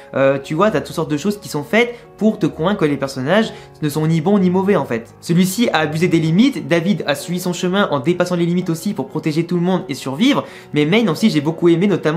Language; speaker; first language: French; native; French